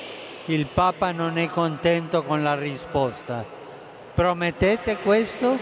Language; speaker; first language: Italian; non-native, fluent; Spanish